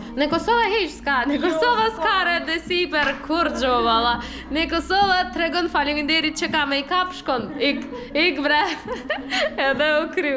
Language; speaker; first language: Albanian; non-native, learner; Russian